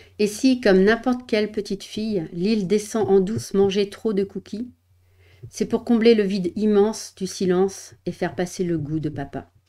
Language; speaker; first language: French; native; French